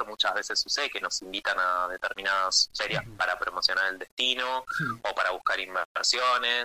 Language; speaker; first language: Spanish; native; Spanish